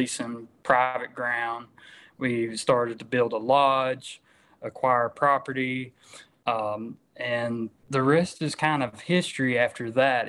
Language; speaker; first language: English; native; English